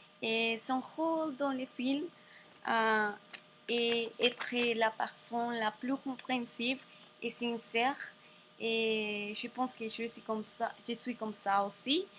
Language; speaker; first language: French; non-native, learner; Spanish